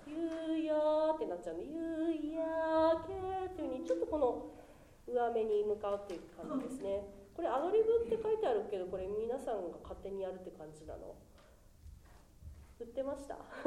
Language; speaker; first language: Japanese; native; Japanese